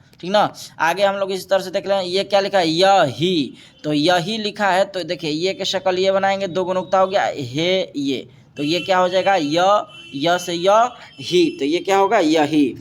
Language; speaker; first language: Hindi; native; Hindi